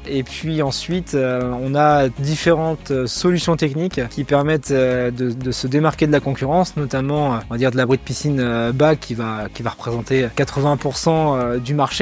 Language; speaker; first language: French; native; French